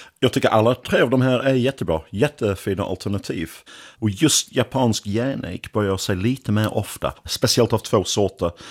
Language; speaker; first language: Swedish; non-native, fluent; English